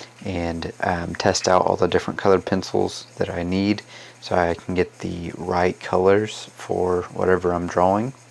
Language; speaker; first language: English; native; English